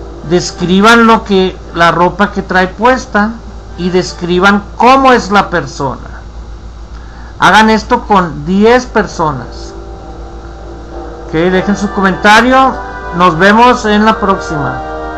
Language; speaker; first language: Spanish; native; Spanish